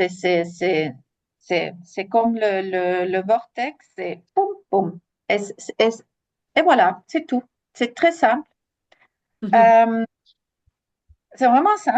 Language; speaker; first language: French; non-native, fluent; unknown